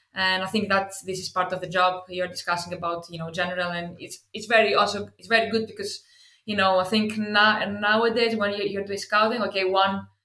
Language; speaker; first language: English; non-native, fluent; Greek